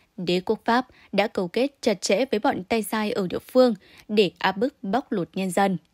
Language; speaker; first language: Vietnamese; native; Vietnamese